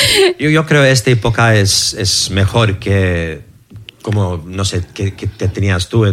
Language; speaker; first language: Spanish; non-native, fluent; English